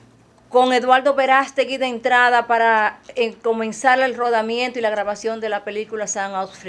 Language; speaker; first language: Spanish; native; Spanish